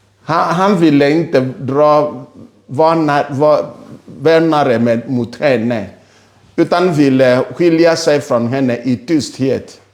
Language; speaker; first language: Swedish; non-native, fluent; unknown